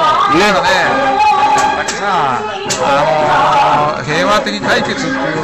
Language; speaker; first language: Japanese; native; Japanese